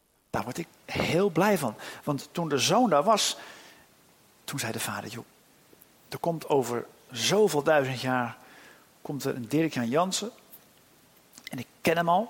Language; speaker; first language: Dutch; native; Dutch